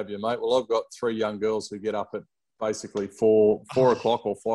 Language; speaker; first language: English; native; English